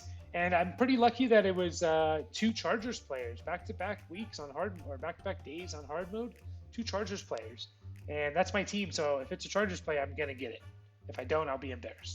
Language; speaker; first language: English; native; English